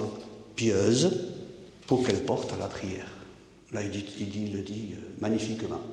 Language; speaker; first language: French; native; French